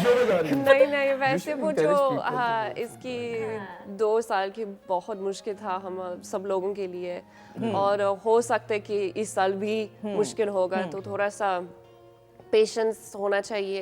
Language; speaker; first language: Hindi; non-native, learner; English